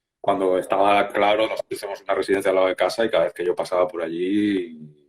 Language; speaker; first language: Spanish; native; Spanish